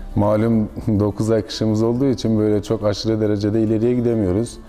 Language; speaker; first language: Turkish; native; Turkish